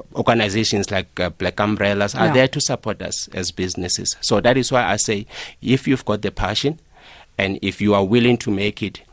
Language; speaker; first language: English; non-native, local second language; Northern Sotho